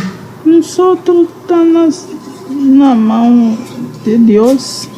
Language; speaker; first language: Portuguese; non-native, learner; Haitian Creole